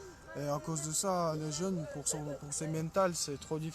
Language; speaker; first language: French; non-native, learner; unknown